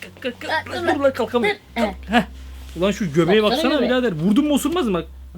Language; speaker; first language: Turkish; native; Turkish